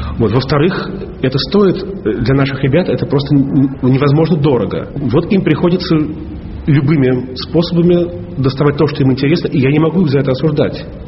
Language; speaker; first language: Russian; native; Russian